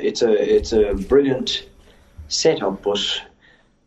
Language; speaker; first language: English; native; English